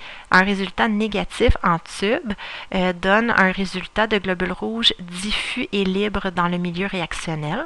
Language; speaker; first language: French; native; French